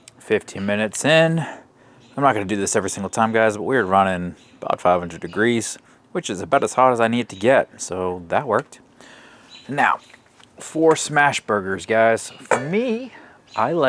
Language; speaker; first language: English; native; English